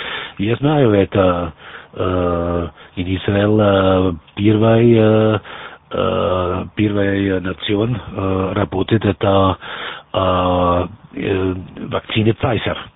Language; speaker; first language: Russian; non-native, learner; German